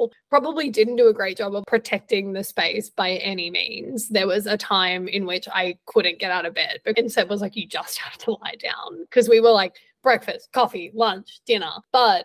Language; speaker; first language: English; native; English